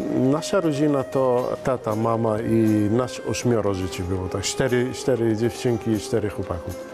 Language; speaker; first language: Polish; non-native, fluent; Arabic